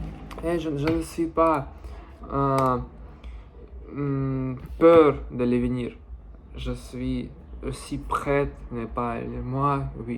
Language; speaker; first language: French; non-native, learner; Russian